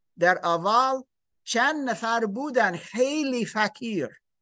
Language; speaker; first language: Persian; non-native, learner; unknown